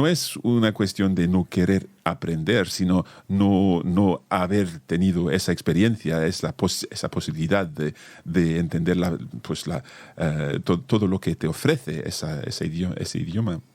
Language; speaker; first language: Spanish; non-native, fluent; English